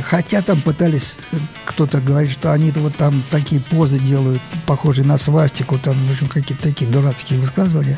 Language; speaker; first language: Russian; native; Russian